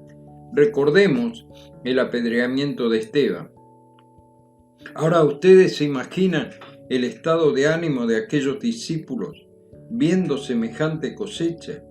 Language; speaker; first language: Spanish; native; Spanish